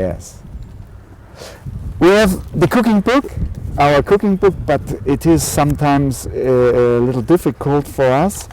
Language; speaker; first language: English; non-native, learner; German